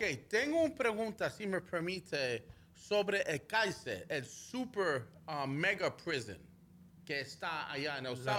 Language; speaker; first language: Spanish; early bilingual, heritage; Spanish